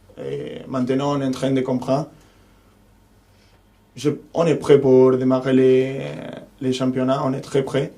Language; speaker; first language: French; non-native, fluent; Spanish